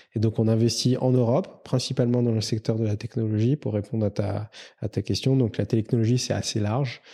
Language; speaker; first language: French; native; French